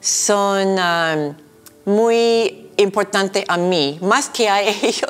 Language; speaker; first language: Spanish; non-native, fluent; English